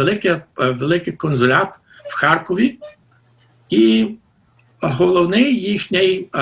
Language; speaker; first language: Ukrainian; early bilingual, heritage; Ukrainian